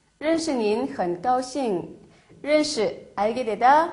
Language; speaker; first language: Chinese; non-native, fluent; Korean